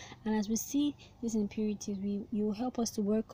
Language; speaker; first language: English; non-native, local second language; Yoruba